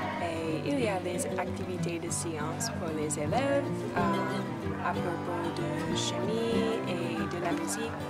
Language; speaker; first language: French; non-native, fluent; English